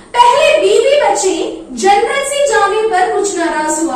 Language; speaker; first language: Hindi; non-native, local second language; Malayalam